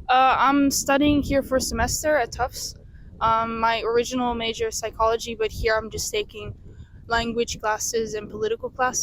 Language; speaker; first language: English; non-native, fluent; Dutch